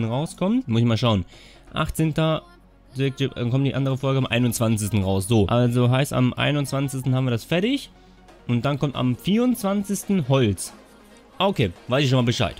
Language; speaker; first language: German; native; German